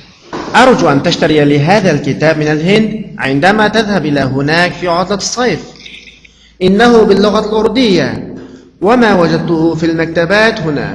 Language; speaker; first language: Arabic; non-native, fluent; Uyghur